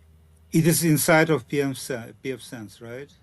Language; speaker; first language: English; non-native, learner; Russian